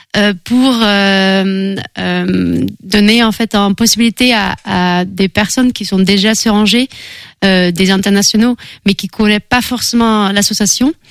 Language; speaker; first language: French; non-native, fluent; Dutch